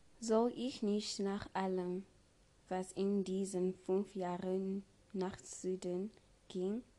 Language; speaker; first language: German; non-native, learner; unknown